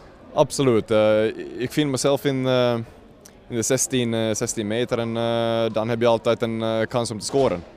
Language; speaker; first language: Dutch; non-native, fluent; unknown